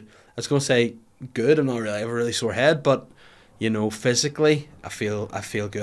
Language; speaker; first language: English; native; English